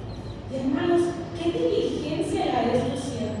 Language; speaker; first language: Spanish; native; Spanish